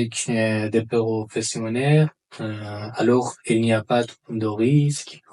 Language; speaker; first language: French; non-native, learner; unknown